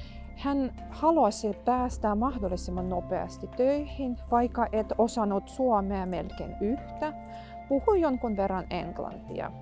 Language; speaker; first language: Finnish; non-native, fluent; Russian